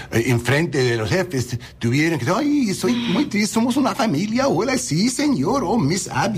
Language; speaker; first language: Spanish; non-native, learner; English